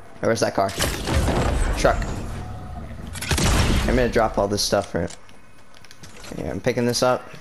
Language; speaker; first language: English; native; English